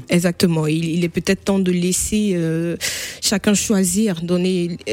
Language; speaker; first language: French; native; French